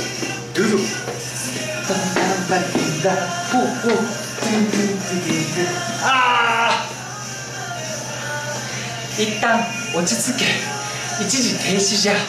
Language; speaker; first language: Japanese; native; Japanese